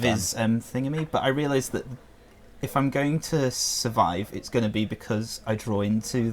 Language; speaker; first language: English; native; English